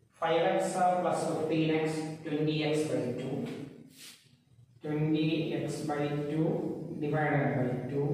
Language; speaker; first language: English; non-native, local second language; Malayalam